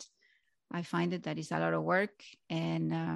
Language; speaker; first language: English; non-native, fluent; Spanish